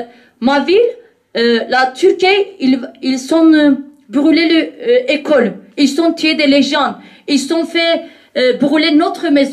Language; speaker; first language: French; non-native, learner; Kurdish